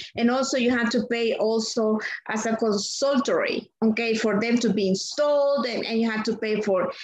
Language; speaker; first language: English; non-native, fluent; Spanish